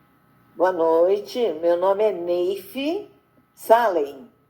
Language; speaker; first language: Portuguese; early bilingual, other home language; Arabic